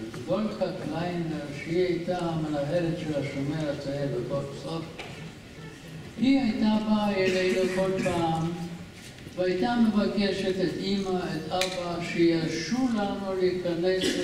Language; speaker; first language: Hebrew; non-native, fluent; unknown